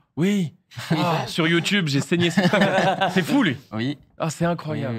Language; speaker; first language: French; native; French